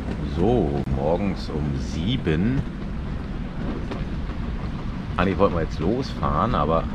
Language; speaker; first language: German; native; German